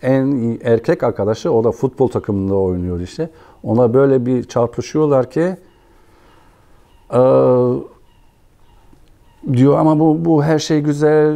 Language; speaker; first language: Turkish; non-native, fluent; German